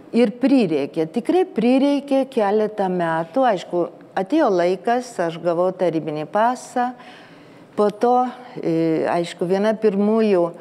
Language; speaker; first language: Lithuanian; early bilingual, other home language; Spanish